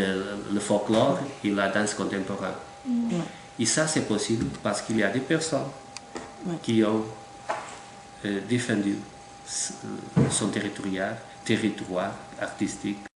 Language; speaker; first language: French; non-native, fluent; Portuguese